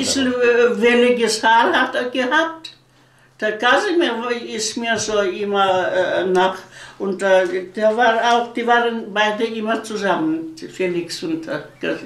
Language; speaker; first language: German; early bilingual, heritage; German